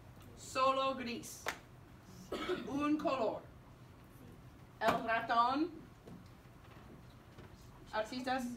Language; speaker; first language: Spanish; non-native, fluent; English